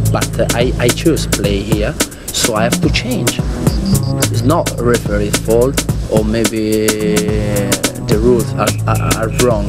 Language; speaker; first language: English; non-native, learner; Italian